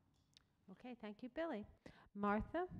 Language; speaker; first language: English; native; English